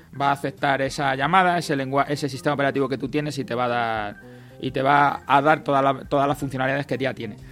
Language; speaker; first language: Spanish; native; Spanish